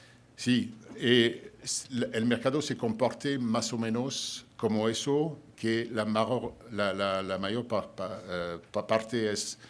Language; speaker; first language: Spanish; non-native, fluent; French